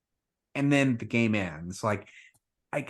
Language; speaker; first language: English; native; English